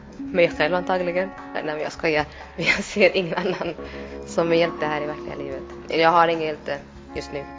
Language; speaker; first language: Swedish; early bilingual, other home language; Somali